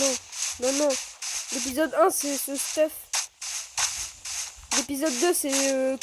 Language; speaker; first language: French; native; French